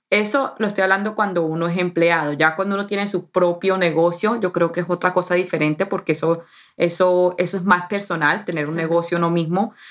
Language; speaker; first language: Spanish; early bilingual, heritage; Spanish